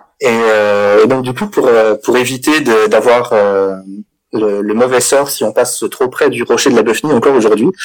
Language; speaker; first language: French; native; French